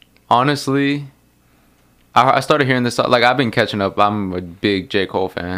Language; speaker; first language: English; early bilingual, other home language; Spanish